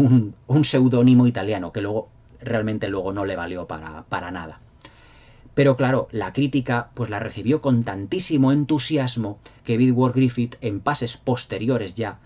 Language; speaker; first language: Spanish; native; Spanish